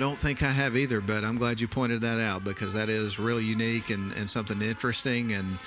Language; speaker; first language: English; native; English